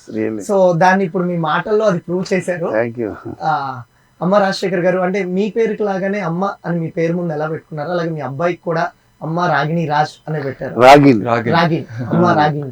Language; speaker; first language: Telugu; native; Telugu